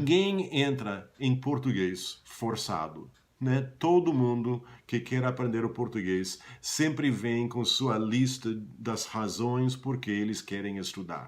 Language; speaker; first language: Portuguese; non-native, fluent; English